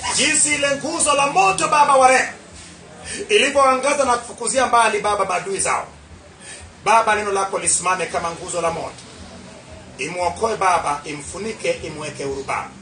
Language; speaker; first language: Swahili; non-native, local second language; Luo (Kenya and Tanzania)